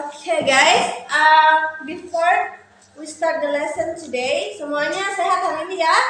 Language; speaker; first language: English; non-native, learner; Indonesian